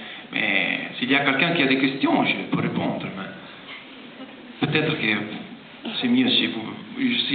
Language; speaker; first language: French; non-native, fluent; Italian